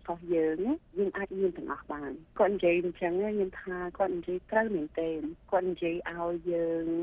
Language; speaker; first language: Khmer; early bilingual, heritage; Khmer